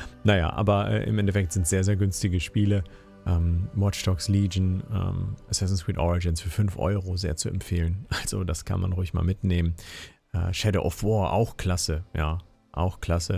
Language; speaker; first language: German; native; German